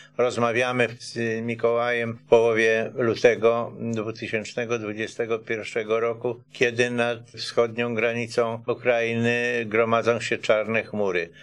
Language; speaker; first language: Polish; native; Polish